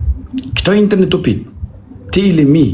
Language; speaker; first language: Russian; non-native, learner; Uzbek